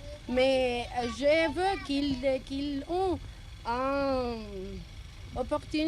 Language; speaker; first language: French; non-native, learner; Spanish